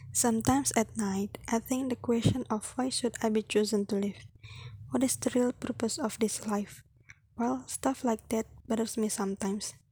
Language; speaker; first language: English; non-native, fluent; Indonesian